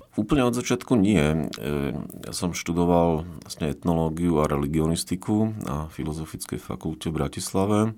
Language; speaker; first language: Slovak; native; Slovak